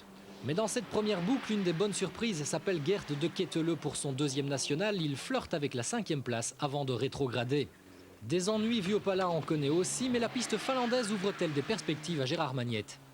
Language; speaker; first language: French; native; French